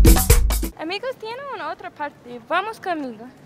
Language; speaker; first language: Spanish; non-native, learner; English